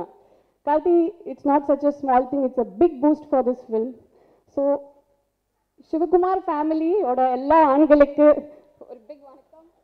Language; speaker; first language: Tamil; non-native, local second language; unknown